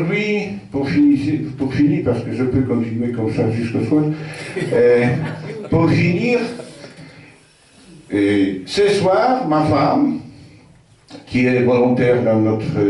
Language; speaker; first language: French; non-native, fluent; Polish